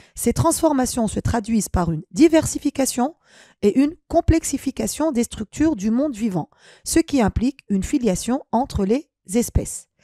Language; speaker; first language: French; non-native, local second language; Arabic